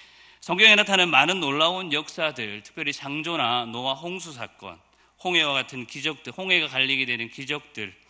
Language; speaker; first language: Korean; native; Korean